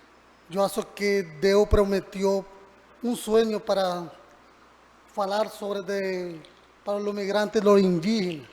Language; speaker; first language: Portuguese; non-native, learner; Spanish